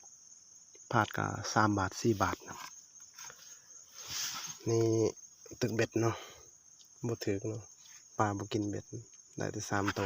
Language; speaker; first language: Thai; non-native, local second language; Northeastern Thai